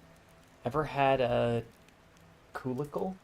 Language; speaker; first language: English; native; English